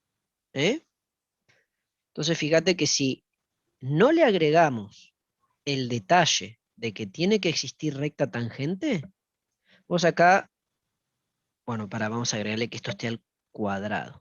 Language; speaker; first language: Spanish; native; Spanish